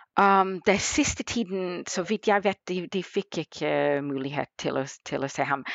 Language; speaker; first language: Norwegian; non-native, fluent; English